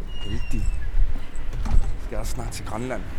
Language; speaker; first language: Danish; non-native, local second language; Kalaallisut